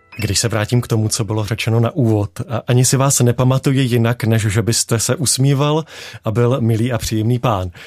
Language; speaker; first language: Czech; native; Czech